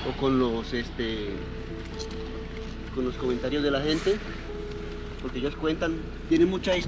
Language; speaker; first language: Spanish; native; Spanish